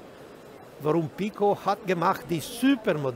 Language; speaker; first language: German; non-native, learner; Italian